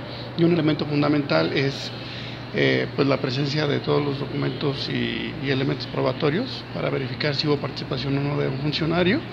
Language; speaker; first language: Spanish; native; Spanish